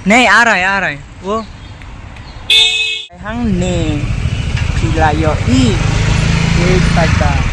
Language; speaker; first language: Hindi; non-native, local second language; Khasi